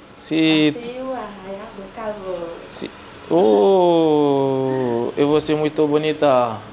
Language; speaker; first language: Portuguese; non-native, learner; French